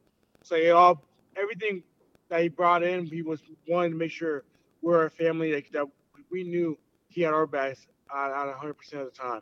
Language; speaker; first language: English; early bilingual, other home language; Haitian Creole